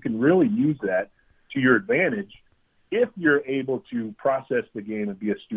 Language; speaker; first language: English; native; English